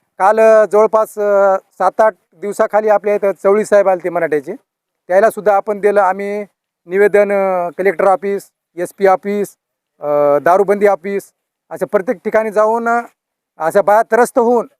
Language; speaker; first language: Marathi; native; Marathi